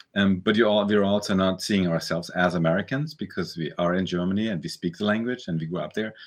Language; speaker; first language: English; early bilingual, other home language; German